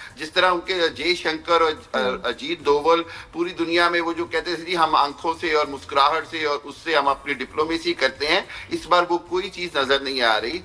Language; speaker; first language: Urdu; non-native, local second language; Punjabi